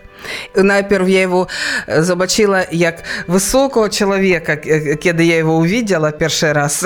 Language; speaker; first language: Ukrainian; non-native, local second language; Russian